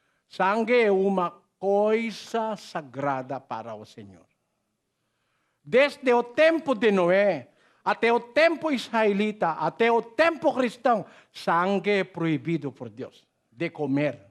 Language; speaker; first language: Portuguese; non-native, learner; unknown